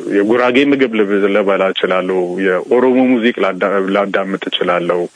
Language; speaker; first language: Amharic; native; Amharic